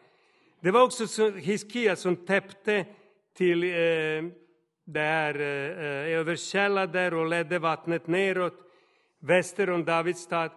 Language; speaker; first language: Swedish; non-native, fluent; Serbian